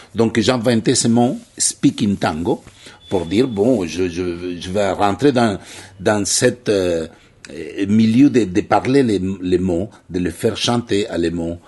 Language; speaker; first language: French; non-native, fluent; Spanish